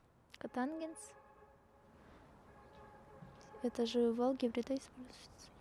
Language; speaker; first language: Russian; non-native, local second language; Kyrgyz